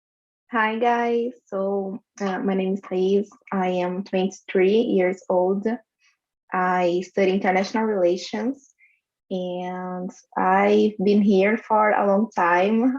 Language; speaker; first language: English; non-native, learner; Portuguese